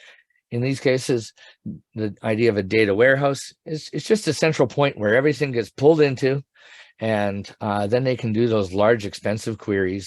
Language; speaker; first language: English; native; English